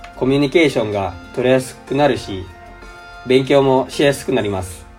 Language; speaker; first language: Japanese; early bilingual, other home language; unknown